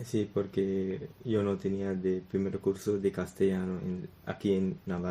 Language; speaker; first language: Spanish; non-native, learner; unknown